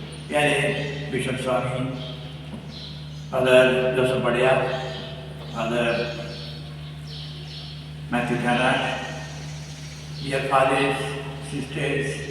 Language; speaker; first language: Hindi; non-native, local second language; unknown